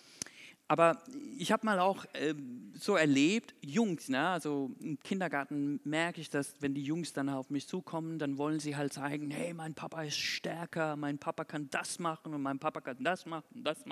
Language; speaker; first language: German; non-native, fluent; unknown